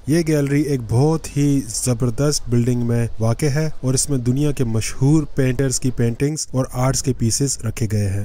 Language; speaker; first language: Urdu; native; Urdu